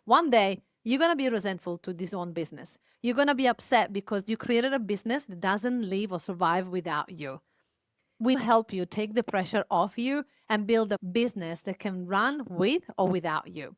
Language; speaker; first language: English; non-native, fluent; Italian